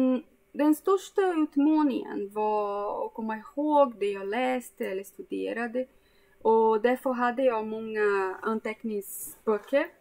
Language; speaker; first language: Swedish; non-native, fluent; Portuguese